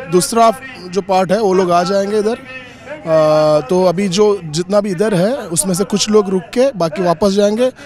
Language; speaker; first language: Hindi; native; Hindi